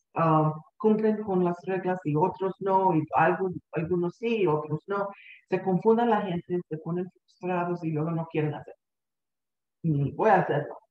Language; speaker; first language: Spanish; early bilingual, heritage; Spanish